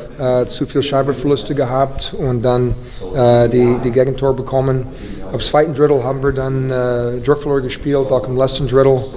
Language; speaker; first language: German; non-native, fluent; English